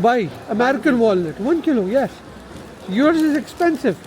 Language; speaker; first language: English; non-native, learner; Urdu